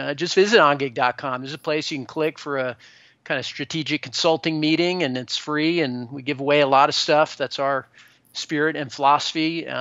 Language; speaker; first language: English; native; English